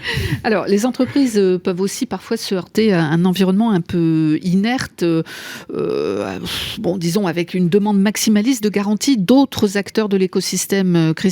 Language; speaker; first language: French; native; French